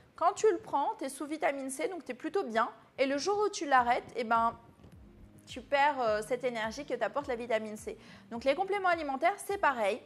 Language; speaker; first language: French; early bilingual, other home language; Arabic